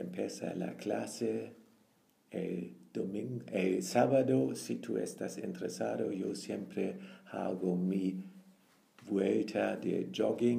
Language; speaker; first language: Spanish; non-native, fluent; German